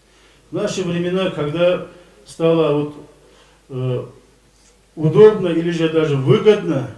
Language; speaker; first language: Russian; non-native, local second language; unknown